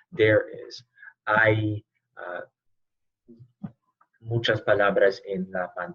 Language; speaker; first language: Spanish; non-native, fluent; English